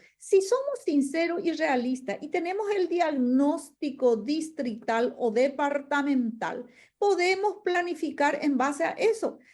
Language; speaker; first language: Spanish; non-native, local second language; Guarani